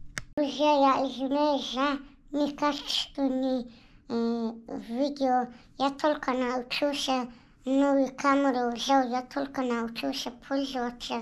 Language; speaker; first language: Russian; non-native, local second language; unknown